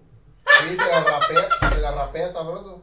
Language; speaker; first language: Spanish; native; Spanish